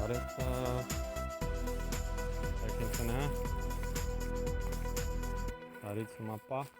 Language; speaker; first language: Korean; non-native, learner; English